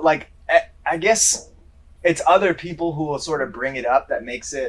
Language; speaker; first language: English; native; English